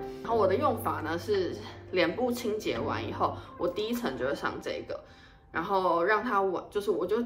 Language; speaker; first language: Chinese; native; Chinese